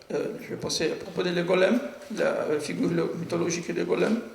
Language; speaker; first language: French; non-native, learner; Portuguese